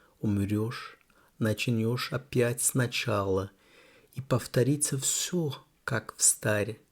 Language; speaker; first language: Russian; non-native, learner; Portuguese